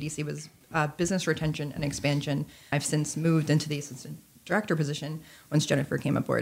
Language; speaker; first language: English; native; English